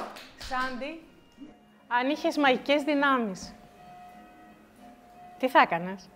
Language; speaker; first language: Greek; native; Greek